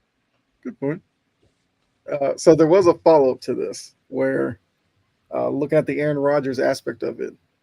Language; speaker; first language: English; native; English